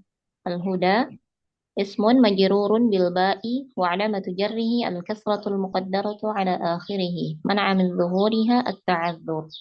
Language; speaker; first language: Arabic; non-native, learner; Indonesian